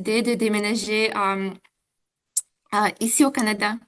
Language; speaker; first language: French; non-native, fluent; Ukrainian